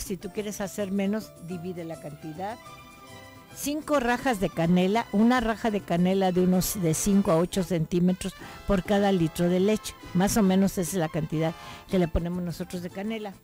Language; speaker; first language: Spanish; native; Spanish